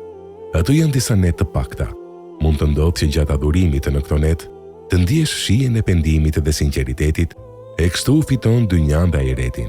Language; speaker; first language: Albanian; native; Albanian